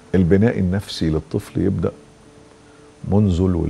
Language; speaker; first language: Arabic; native; Arabic